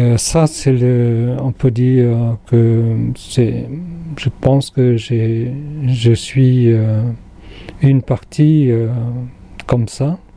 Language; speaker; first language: French; non-native, fluent; Khmer